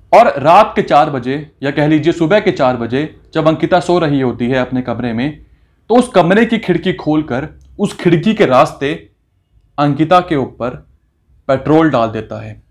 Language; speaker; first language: Hindi; native; Hindi